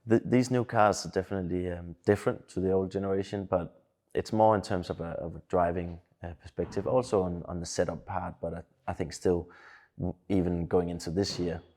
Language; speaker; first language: English; non-native, fluent; Danish